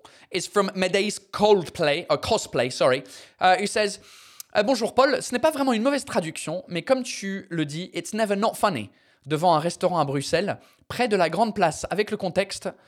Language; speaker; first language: French; non-native, fluent; English